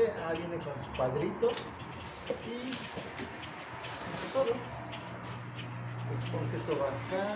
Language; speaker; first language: Spanish; native; Spanish